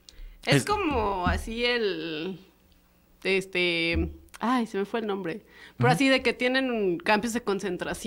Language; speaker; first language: Spanish; native; Spanish